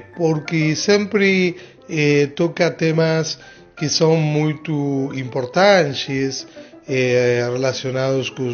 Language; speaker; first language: Portuguese; non-native, fluent; Spanish